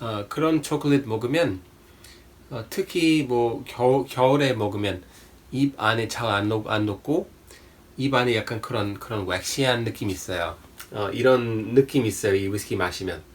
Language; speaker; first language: Korean; non-native, fluent; English